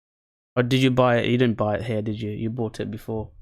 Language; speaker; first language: English; native; English